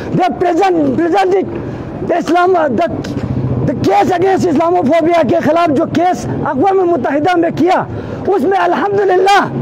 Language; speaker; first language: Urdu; non-native, local second language; Balti